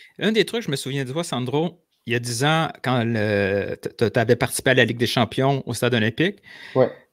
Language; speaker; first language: French; native; French